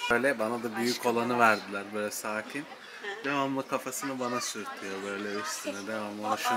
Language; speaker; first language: Turkish; native; Turkish